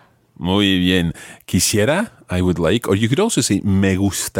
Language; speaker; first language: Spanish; non-native, fluent; English